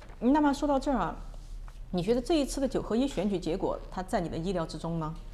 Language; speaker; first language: Chinese; native; Chinese